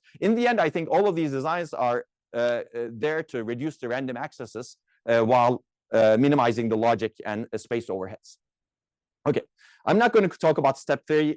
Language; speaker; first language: English; non-native, fluent; Turkish